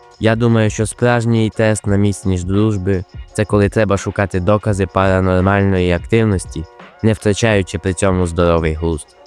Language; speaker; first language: Ukrainian; native; Ukrainian